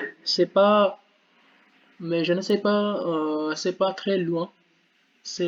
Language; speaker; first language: French; non-native, learner; Hindi